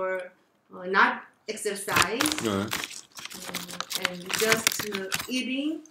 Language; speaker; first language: English; non-native, learner; Korean